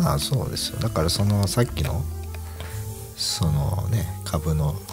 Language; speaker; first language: Japanese; native; Japanese